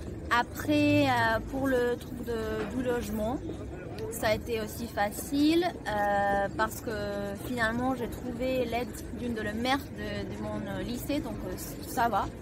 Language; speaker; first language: French; non-native, fluent; Spanish